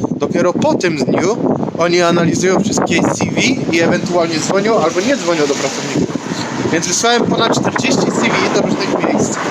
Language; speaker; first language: Polish; native; Polish